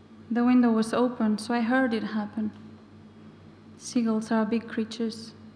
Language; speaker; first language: English; non-native, fluent; Basque